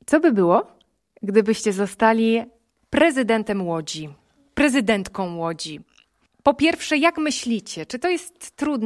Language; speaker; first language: Polish; native; Polish